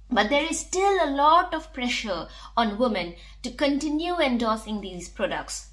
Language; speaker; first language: English; non-native, local second language; Bangla